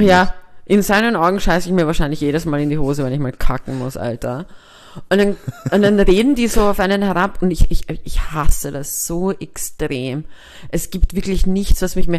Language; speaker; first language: German; native; German